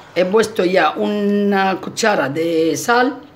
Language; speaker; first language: Spanish; non-native, fluent; Arabic